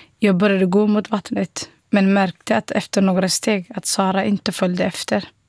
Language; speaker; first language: Swedish; non-native, fluent; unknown